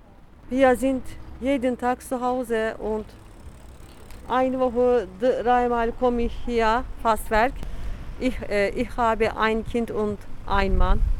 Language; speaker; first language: German; non-native, learner; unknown